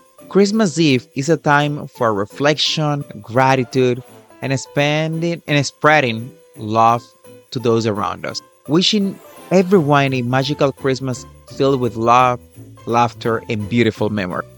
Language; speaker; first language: English; non-native, fluent; Spanish